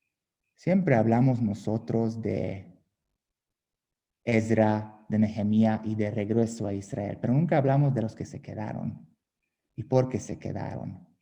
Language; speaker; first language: Spanish; non-native, fluent; Hungarian